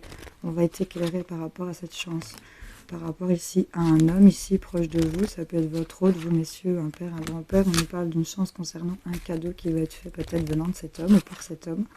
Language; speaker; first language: French; native; French